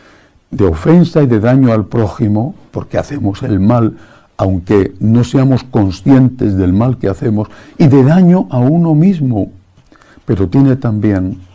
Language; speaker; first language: Spanish; native; Spanish